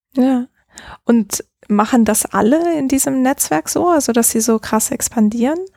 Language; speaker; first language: German; native; German